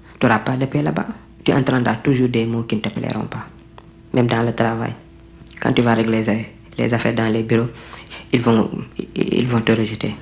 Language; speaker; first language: French; non-native, local second language; Wolof